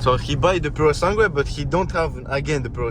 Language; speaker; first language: English; non-native, learner; French